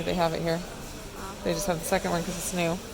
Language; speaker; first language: English; native; English